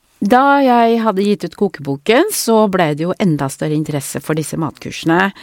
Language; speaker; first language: Norwegian; early bilingual, other home language; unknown